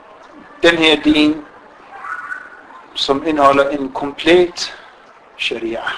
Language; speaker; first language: Danish; non-native, fluent; Arabic